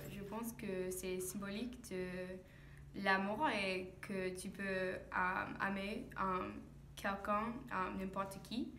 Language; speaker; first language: French; non-native, fluent; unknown